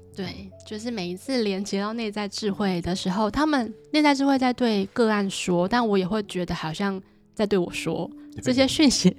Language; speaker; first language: Chinese; native; Chinese